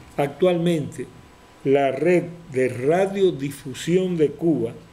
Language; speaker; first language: Spanish; native; Spanish